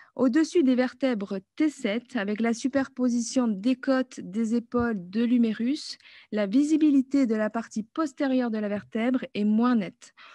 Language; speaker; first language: French; native; French